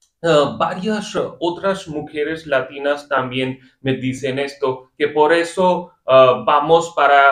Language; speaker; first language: Spanish; non-native, fluent; Hindi